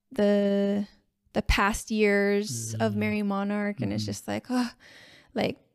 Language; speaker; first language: English; native; English